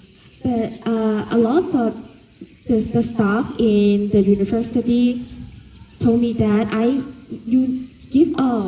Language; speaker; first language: English; non-native, fluent; Cantonese